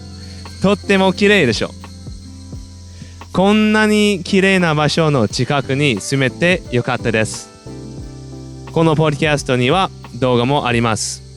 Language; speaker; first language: Japanese; non-native, fluent; English